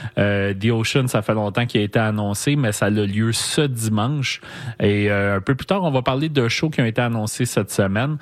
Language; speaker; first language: French; native; French